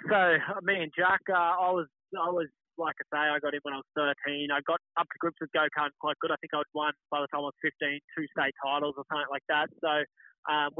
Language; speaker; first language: English; native; English